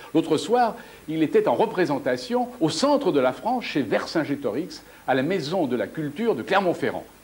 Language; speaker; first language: French; native; French